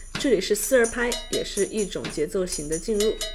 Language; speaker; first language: Chinese; native; Chinese